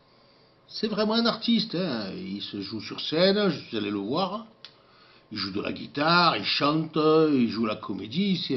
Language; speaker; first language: French; native; French